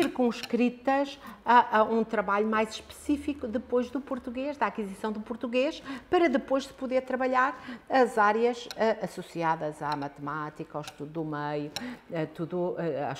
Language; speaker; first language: Portuguese; native; Portuguese